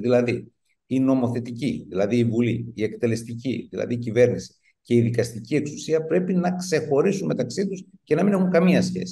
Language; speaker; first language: Greek; native; Greek